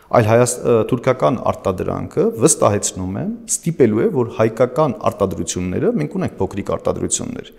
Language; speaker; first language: Armenian; native; Armenian